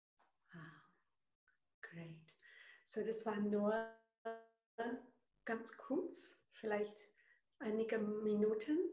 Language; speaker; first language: German; non-native, learner; Chinese